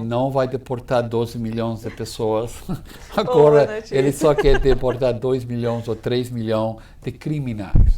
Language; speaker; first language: Portuguese; non-native, fluent; English